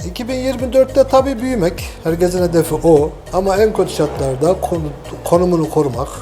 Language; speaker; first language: Turkish; native; Turkish